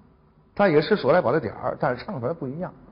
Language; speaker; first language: Chinese; native; Chinese